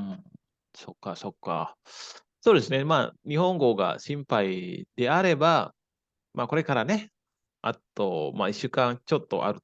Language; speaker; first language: Japanese; non-native, fluent; Indonesian